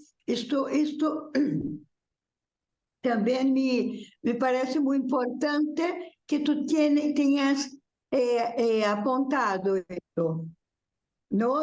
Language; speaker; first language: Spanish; non-native, learner; Portuguese